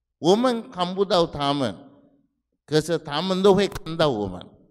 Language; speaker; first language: Chinese; non-native, fluent; Sinhala